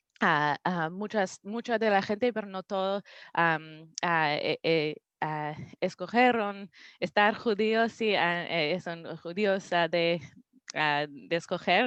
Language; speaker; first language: Spanish; non-native, learner; English